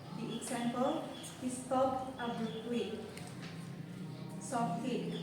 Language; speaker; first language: English; non-native, local second language; Indonesian